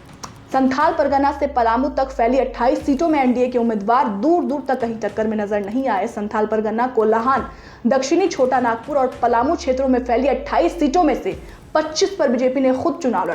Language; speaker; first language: Hindi; native; Hindi